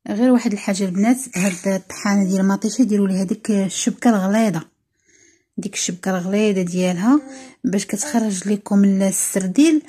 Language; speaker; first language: Arabic; native; Arabic